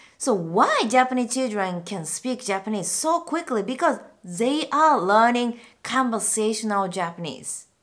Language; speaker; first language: English; non-native, fluent; Japanese